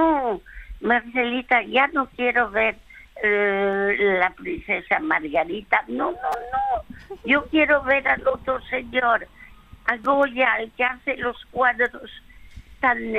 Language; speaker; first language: Spanish; early bilingual, other home language; French